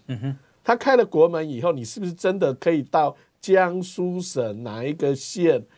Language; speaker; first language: Chinese; native; Chinese